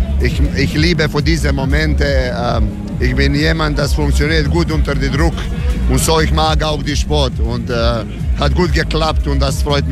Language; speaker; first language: German; non-native, learner; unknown